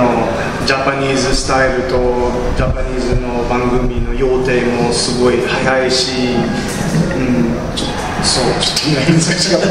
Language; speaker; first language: Japanese; non-native, learner; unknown